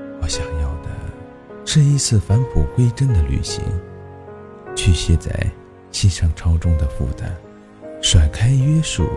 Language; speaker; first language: Chinese; native; Chinese